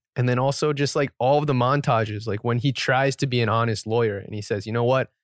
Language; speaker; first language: English; early bilingual, other home language; Korean